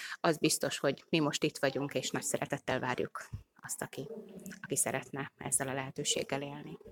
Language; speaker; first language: Hungarian; native; Hungarian